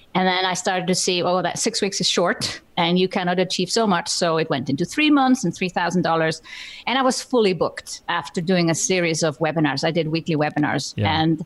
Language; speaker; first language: English; non-native, fluent; Icelandic